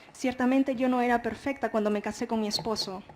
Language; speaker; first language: Spanish; native; Spanish